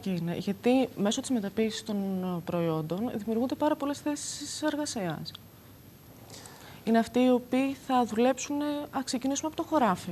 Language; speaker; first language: Greek; native; Greek